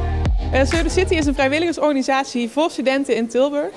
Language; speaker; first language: Dutch; native; Dutch